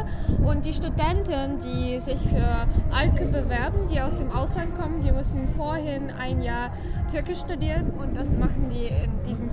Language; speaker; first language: German; non-native, fluent; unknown